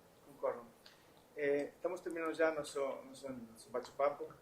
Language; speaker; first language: Portuguese; non-native, fluent; Spanish